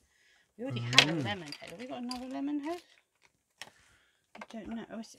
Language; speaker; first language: English; native; English